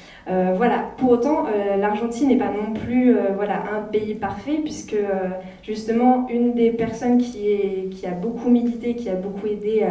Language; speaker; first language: French; native; French